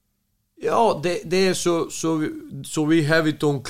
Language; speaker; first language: Swedish; non-native, fluent; Serbian